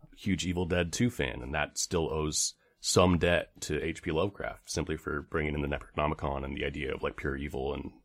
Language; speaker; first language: English; native; English